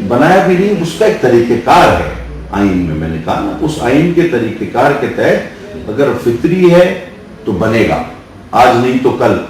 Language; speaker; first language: Urdu; non-native, local second language; Sindhi